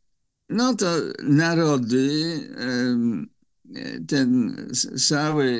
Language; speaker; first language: Polish; non-native, fluent; English